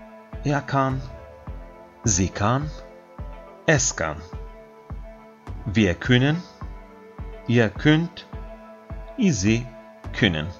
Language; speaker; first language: German; non-native, fluent; Macedonian